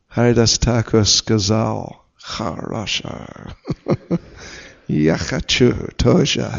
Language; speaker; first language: Russian; non-native, learner; English